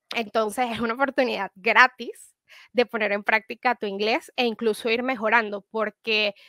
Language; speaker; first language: Spanish; native; Spanish